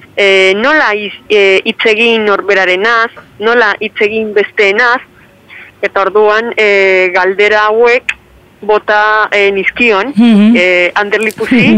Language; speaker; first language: Basque; non-native, fluent; Spanish